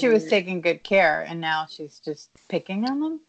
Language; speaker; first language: English; early bilingual, other home language; Spanish